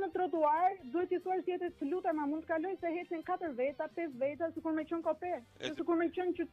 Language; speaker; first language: Albanian; native; Albanian